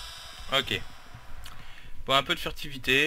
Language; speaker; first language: French; native; French